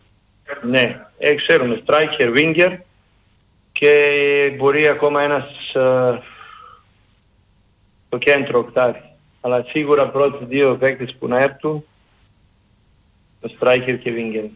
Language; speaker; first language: Greek; non-native, learner; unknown